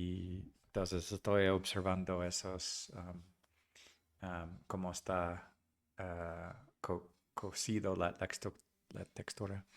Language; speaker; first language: Spanish; non-native, fluent; English